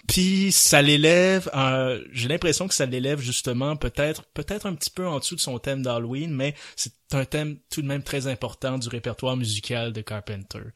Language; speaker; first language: French; native; French